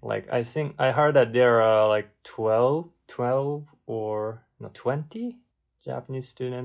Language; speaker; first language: English; non-native, learner; Japanese